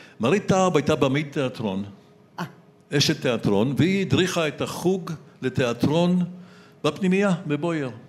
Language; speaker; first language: Hebrew; early bilingual, other home language; Polish